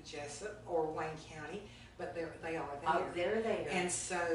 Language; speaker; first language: English; native; English